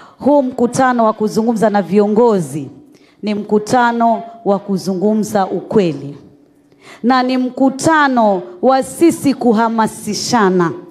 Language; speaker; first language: Swahili; native; Swahili